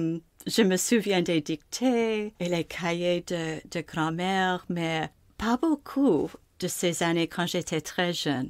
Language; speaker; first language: French; non-native, local second language; English